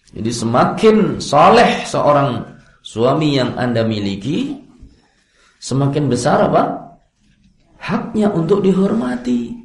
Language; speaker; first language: Indonesian; non-native, local second language; Javanese